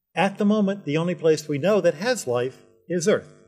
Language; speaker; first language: English; native; English